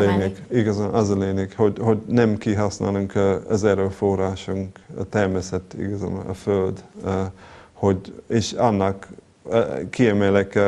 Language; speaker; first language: Hungarian; non-native, fluent; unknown